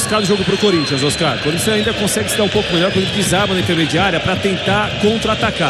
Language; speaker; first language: Portuguese; native; Portuguese